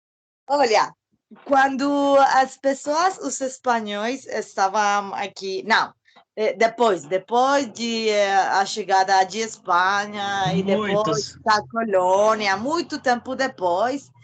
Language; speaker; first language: Portuguese; non-native, learner; Spanish